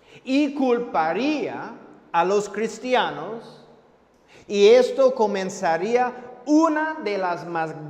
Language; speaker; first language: Spanish; non-native, fluent; English